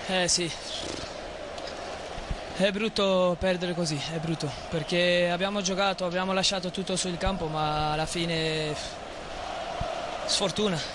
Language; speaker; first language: Italian; non-native, learner; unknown